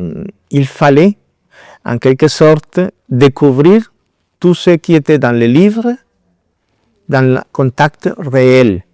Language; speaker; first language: French; non-native, fluent; Spanish